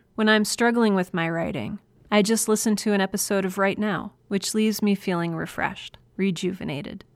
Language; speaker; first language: English; native; English